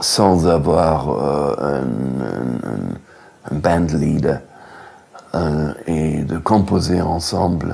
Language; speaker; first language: French; non-native, fluent; German